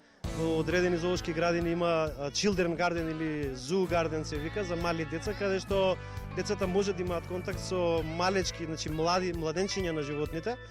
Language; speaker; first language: Macedonian; native; Macedonian